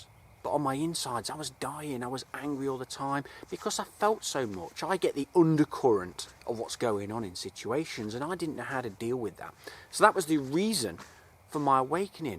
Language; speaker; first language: English; native; English